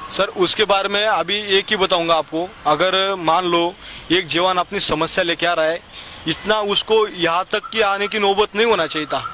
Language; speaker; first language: Hindi; non-native, local second language; Marathi